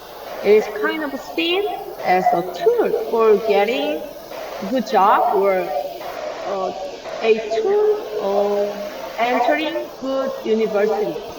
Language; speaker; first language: English; non-native, learner; Korean